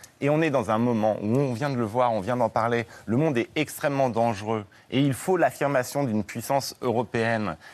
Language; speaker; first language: French; native; French